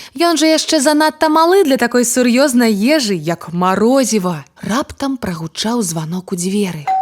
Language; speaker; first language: Belarusian; native; Belarusian